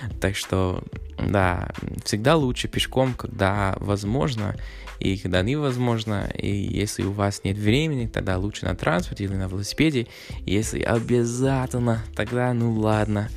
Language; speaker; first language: Russian; non-native, fluent; English